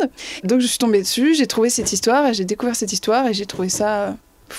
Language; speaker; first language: French; native; French